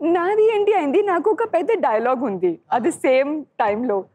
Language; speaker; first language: Telugu; non-native, learner; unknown